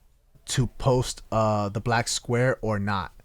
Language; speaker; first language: English; native; English